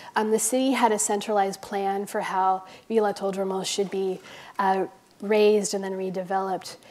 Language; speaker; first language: English; native; English